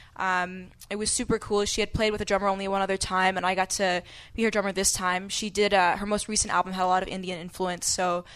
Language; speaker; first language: English; native; English